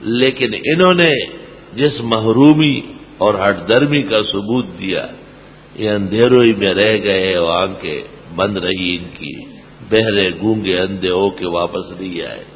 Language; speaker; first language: Urdu; non-native, local second language; Pashto